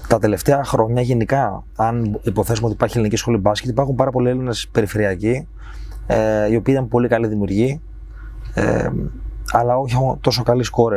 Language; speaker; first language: Greek; native; Greek